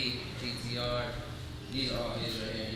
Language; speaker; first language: English; native; English